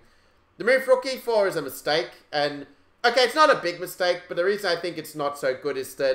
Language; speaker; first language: English; native; English